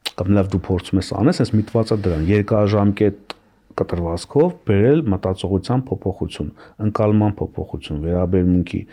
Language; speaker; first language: Armenian; native; Armenian